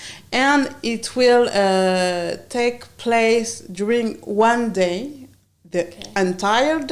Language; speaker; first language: English; non-native, learner; French